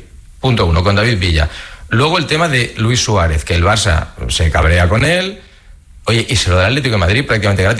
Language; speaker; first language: Spanish; native; Spanish